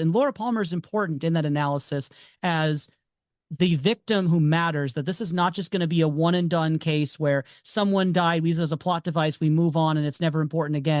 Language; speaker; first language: English; native; English